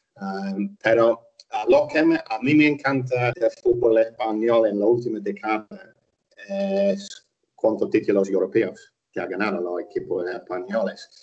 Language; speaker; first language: Spanish; non-native, fluent; English